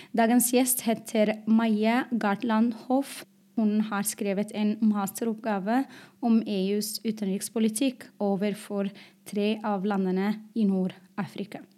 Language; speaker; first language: Norwegian; non-native, fluent; Arabic